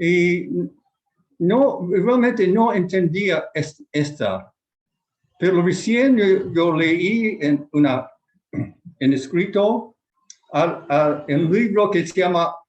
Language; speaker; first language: Spanish; non-native, fluent; Japanese